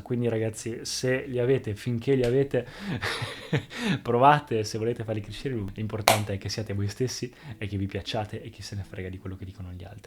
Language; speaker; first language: Italian; native; Italian